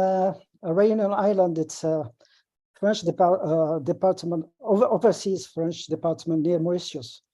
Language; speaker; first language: English; non-native, learner; French